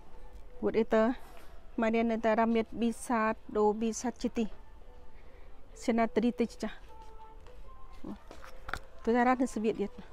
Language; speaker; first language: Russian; non-native, learner; Tajik